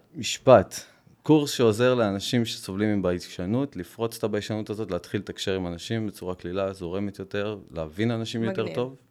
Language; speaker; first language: Hebrew; early bilingual, other home language; Russian